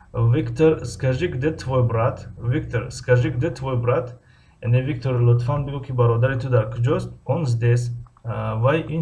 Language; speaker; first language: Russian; non-native, fluent; Tajik